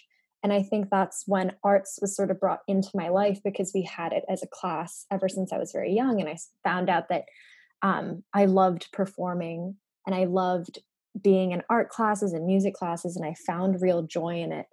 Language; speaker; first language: English; non-native, local second language; Japanese